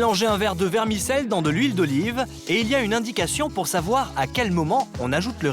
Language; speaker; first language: French; native; French